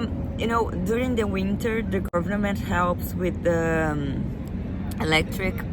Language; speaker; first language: English; non-native, fluent; Portuguese